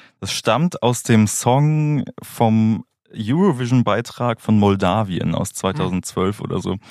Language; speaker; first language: German; native; German